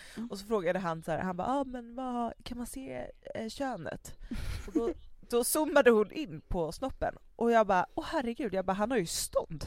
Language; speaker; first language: Swedish; native; Swedish